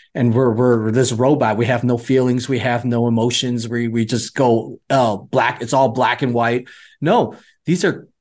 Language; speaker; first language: English; native; English